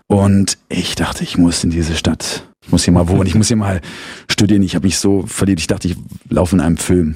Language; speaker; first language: German; native; German